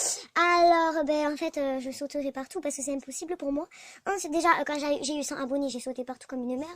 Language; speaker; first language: French; native; French